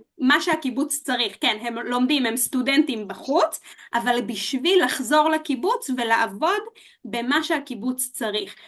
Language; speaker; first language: Hebrew; native; Hebrew